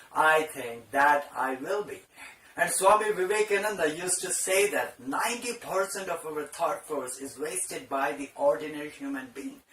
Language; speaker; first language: English; non-native, local second language; Telugu